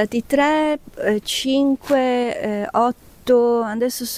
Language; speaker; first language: Italian; native; Italian